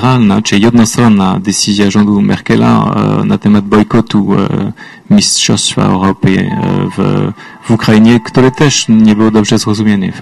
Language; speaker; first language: Polish; non-native, fluent; French